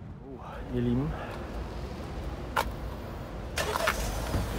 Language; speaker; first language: German; native; German